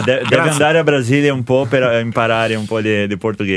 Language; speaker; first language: Italian; non-native, fluent; Portuguese